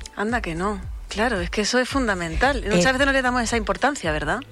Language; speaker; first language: Spanish; native; Spanish